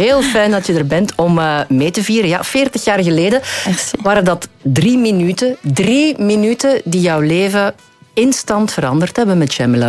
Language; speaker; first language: Dutch; native; Dutch